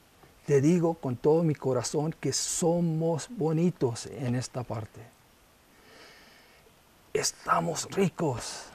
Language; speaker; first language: Spanish; non-native, local second language; English